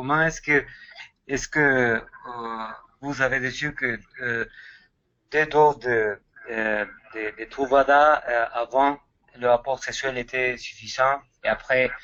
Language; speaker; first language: French; non-native, fluent; Spanish